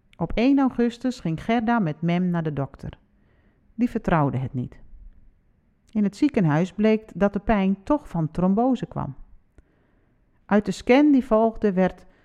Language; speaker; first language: Dutch; non-native, local second language; Western Frisian